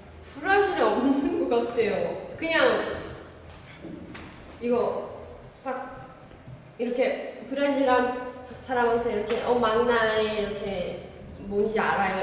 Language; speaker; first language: Korean; non-native, learner; Portuguese